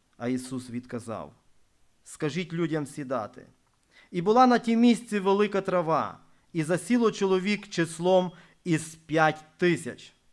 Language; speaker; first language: Ukrainian; non-native, local second language; Russian